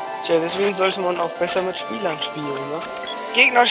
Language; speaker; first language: German; native; German